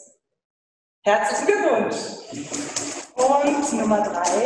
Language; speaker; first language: German; native; German